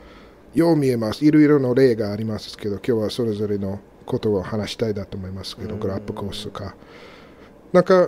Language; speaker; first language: Japanese; non-native, fluent; English